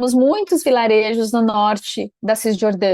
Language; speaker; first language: Portuguese; native; Portuguese